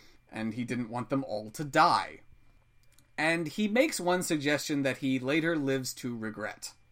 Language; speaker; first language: English; native; English